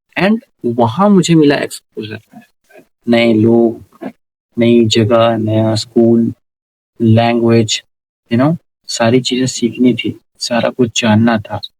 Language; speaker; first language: Hindi; native; Hindi